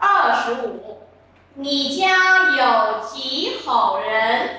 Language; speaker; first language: Chinese; non-native, fluent; Vietnamese